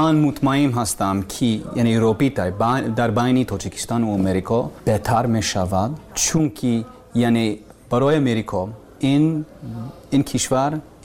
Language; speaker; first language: Persian; non-native, learner; English